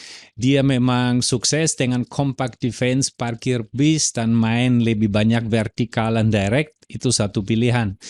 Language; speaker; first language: Indonesian; non-native, fluent; German